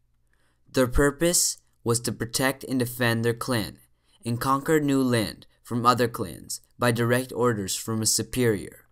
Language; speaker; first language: English; native; English